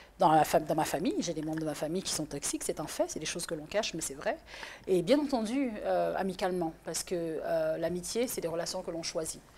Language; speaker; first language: French; native; French